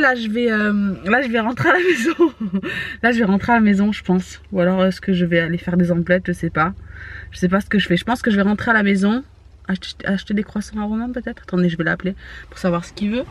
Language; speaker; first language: French; native; French